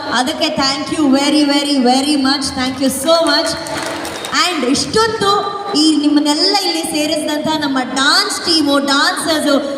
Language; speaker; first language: Kannada; non-native, local second language; Tulu